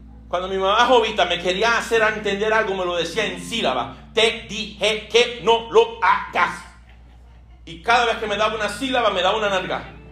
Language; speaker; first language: Spanish; early bilingual, heritage; Spanish